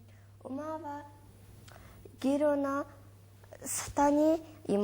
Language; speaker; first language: Japanese; non-native, learner; Mongolian